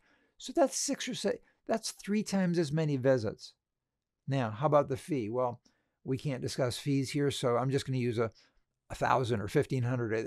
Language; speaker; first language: English; native; English